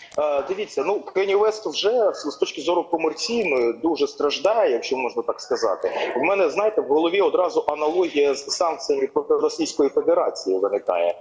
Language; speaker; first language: Ukrainian; non-native, local second language; Russian